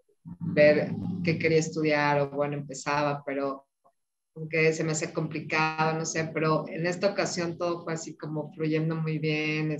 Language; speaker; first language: Spanish; native; Spanish